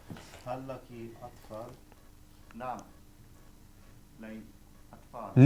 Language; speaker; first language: Arabic; non-native, learner; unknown